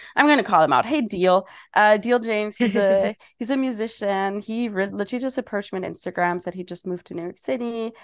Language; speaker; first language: English; non-native, fluent; German